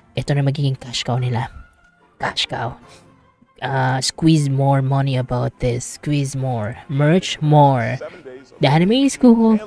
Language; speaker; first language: English; non-native, local second language; Filipino